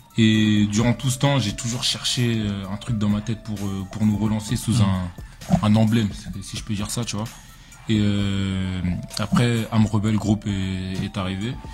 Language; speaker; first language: French; native; French